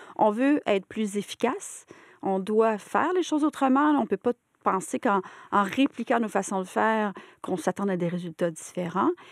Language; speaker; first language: French; native; French